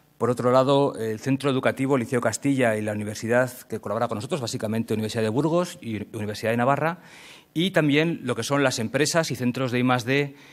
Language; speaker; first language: Spanish; native; Spanish